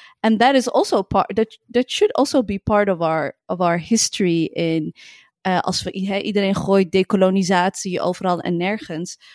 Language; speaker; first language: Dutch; early bilingual, other home language; Arabic